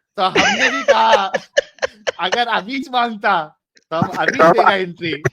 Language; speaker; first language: Hindi; native; Hindi